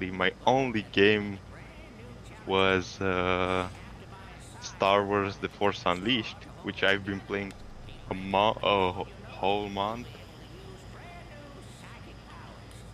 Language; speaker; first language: English; non-native, fluent; Romanian